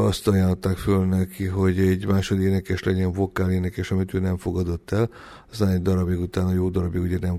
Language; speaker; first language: Hungarian; native; Hungarian